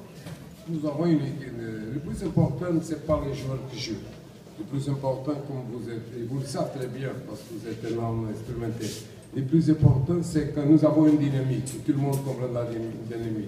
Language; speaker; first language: French; non-native, learner; Portuguese